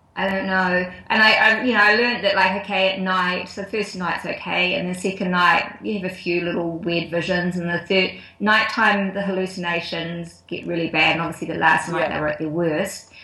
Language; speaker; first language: English; native; English